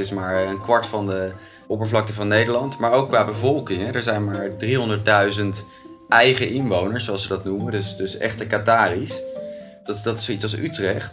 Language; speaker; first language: Dutch; native; Dutch